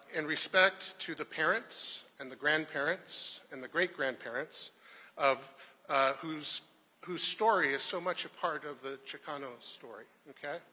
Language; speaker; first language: English; native; English